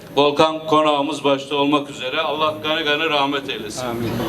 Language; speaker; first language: Turkish; native; Turkish